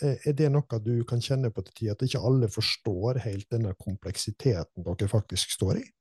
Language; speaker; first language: Norwegian; native; Norwegian